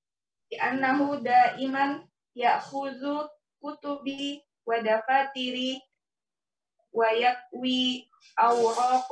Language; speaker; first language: Arabic; non-native, learner; Indonesian